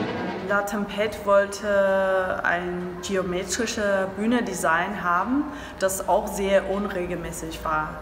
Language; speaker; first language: German; non-native, learner; English